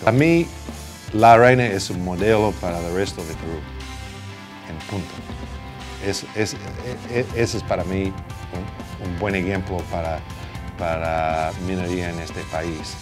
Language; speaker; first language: Spanish; non-native, learner; English